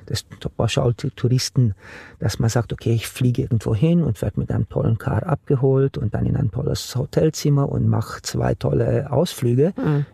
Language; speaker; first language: German; non-native, fluent; Romanian